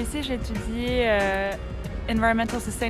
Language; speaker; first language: French; non-native, learner; English